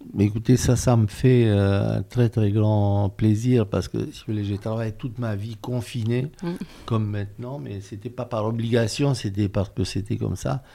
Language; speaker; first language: French; non-native, fluent; Romanian